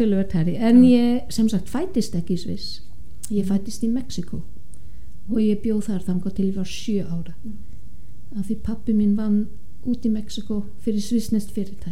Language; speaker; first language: Icelandic; non-native, fluent; German